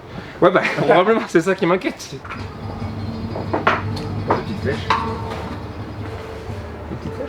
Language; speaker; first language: French; native; French